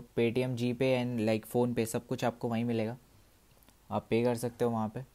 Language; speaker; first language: Hindi; native; Hindi